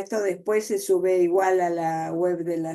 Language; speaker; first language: Spanish; native; Spanish